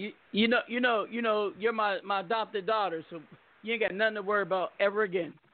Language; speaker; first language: English; native; English